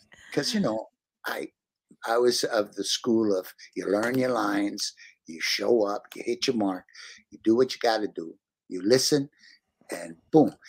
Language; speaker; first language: English; early bilingual, other home language; Spanish